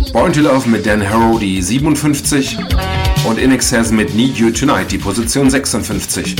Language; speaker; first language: German; native; German